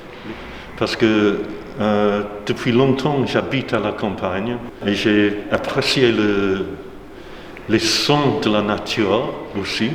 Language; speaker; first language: French; non-native, fluent; English